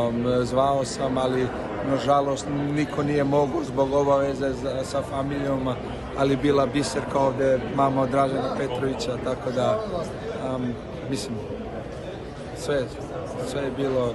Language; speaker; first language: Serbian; early bilingual, heritage; Slovenian